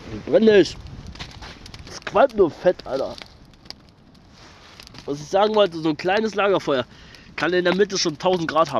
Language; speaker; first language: German; native; German